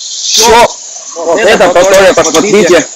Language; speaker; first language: Russian; non-native, fluent; Chinese